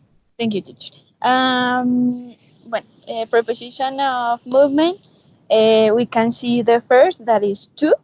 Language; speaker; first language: English; non-native, learner; Spanish